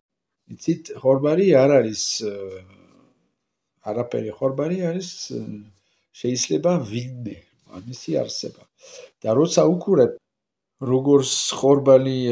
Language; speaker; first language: Georgian; non-native, learner; French